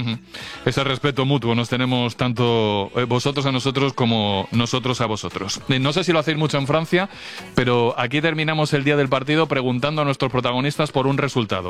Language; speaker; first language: Spanish; native; Spanish